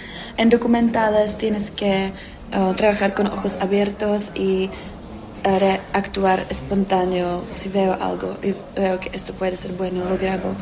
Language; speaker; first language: Spanish; non-native, fluent; Czech